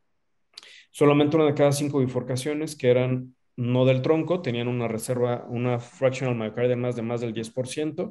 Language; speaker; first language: Spanish; native; Spanish